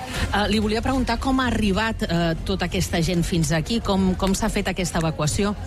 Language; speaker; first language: Catalan; native; Catalan